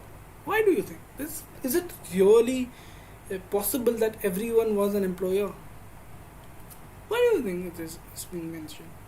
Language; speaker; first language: English; non-native, local second language; Hindi